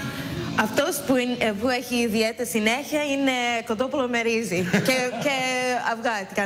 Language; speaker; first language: Greek; non-native, learner; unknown